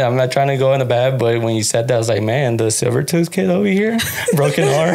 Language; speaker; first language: English; early bilingual, other home language; Spanish